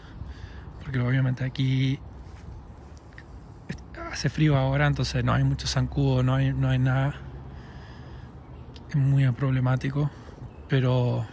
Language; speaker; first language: Spanish; early bilingual, heritage; English